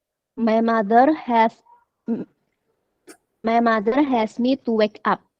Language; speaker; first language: English; non-native, learner; Indonesian